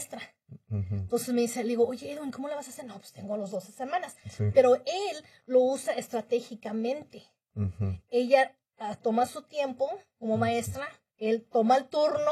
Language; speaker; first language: Spanish; early bilingual, heritage; Spanish